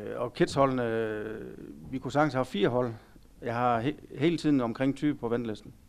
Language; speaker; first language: Danish; native; Danish